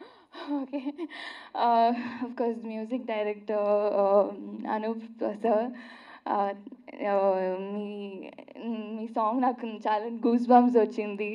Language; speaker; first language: Telugu; non-native, learner; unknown